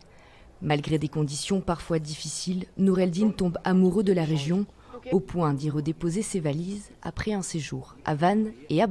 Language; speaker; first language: French; native; French